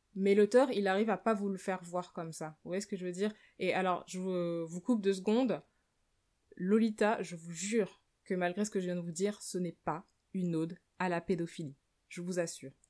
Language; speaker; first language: French; native; French